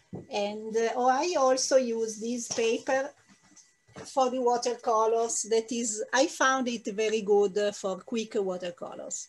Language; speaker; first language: English; non-native, fluent; Italian